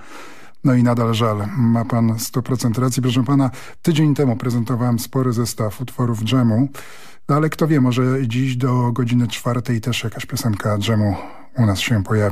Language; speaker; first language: Polish; native; Polish